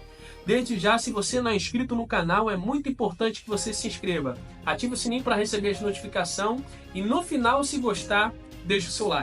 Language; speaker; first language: Portuguese; native; Portuguese